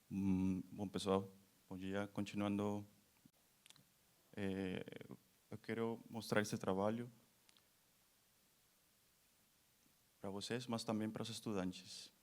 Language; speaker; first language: Portuguese; non-native, fluent; Spanish